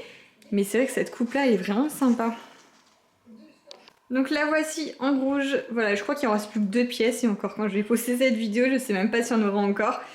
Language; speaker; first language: French; native; French